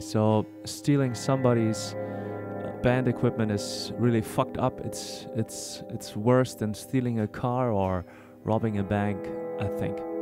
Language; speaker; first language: English; non-native, fluent; German